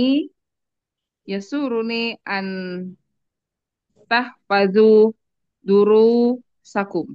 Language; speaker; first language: Arabic; non-native, learner; Indonesian